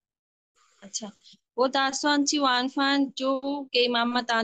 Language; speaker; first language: Chinese; non-native, learner; Bangla